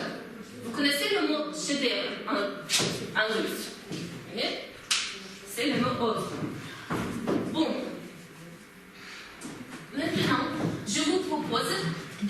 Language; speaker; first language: French; non-native, fluent; Russian